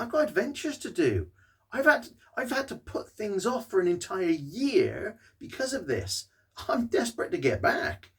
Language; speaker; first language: English; native; English